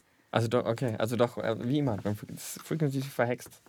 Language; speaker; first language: German; native; German